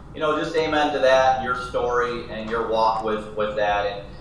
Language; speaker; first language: English; native; English